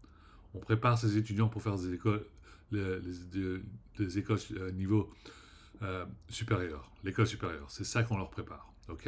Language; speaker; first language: French; early bilingual, heritage; French